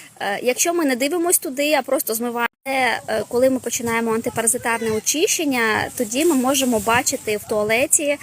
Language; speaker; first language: Ukrainian; non-native, local second language; Russian